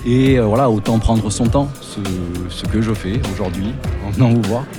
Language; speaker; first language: French; native; French